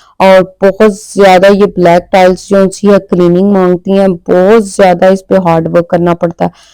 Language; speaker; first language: Urdu; non-native, local second language; Punjabi